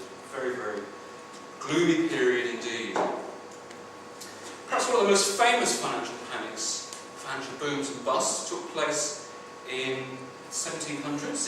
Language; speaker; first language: English; native; English